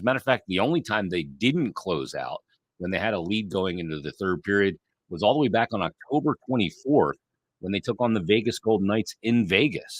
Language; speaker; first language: English; native; English